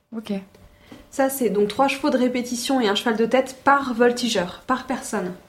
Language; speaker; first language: French; native; French